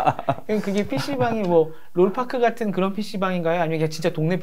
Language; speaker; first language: Korean; native; Korean